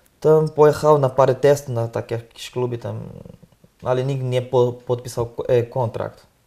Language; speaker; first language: Polish; non-native, learner; Portuguese